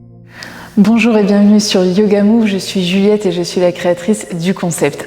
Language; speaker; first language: French; native; French